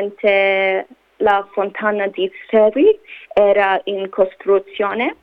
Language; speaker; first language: Italian; non-native, learner; English